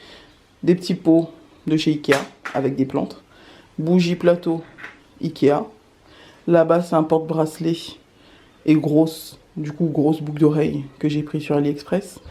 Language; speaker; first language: French; native; French